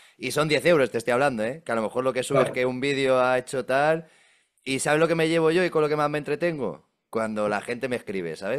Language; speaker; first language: Spanish; native; Spanish